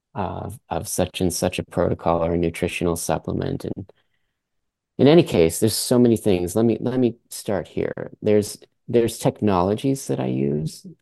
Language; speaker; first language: English; early bilingual, other home language; French